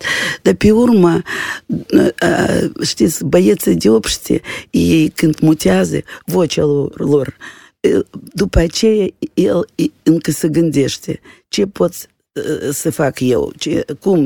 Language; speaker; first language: Romanian; non-native, local second language; Russian